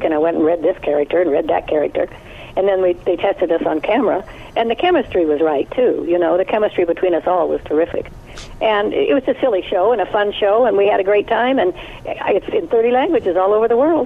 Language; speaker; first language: English; native; English